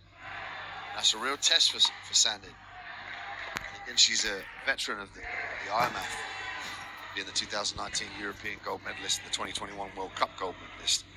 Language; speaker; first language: English; native; English